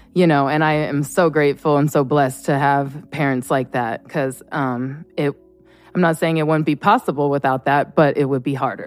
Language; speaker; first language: English; native; English